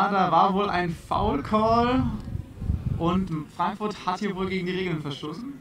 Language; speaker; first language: German; native; German